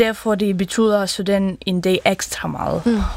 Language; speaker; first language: Danish; non-native, learner; Ukrainian